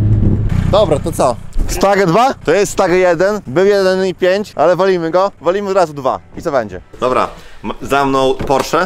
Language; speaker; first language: Polish; native; Polish